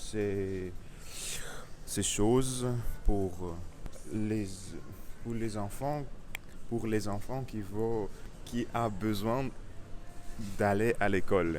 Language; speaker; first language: French; non-native, learner; Russian